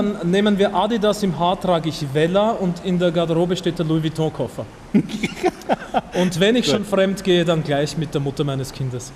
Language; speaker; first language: German; native; German